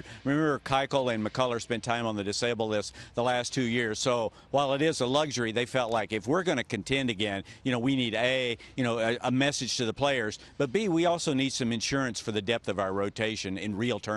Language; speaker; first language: English; native; English